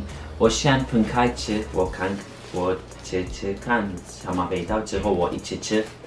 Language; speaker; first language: Chinese; non-native, learner; Turkish